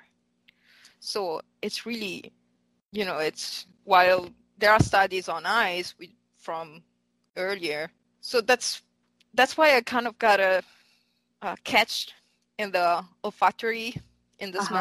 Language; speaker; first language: English; non-native, fluent; Italian